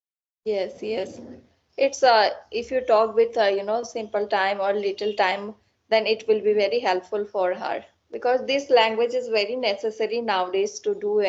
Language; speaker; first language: English; non-native, learner; Assamese